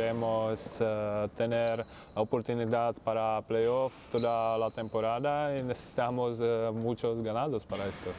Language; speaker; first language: Spanish; non-native, learner; Czech